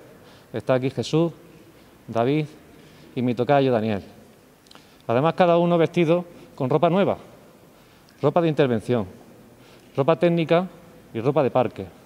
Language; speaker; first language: Spanish; native; Spanish